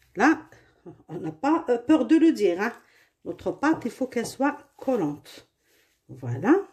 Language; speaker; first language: French; non-native, local second language; Arabic